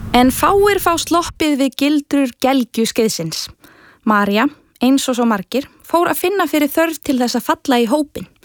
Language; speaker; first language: Icelandic; native; Icelandic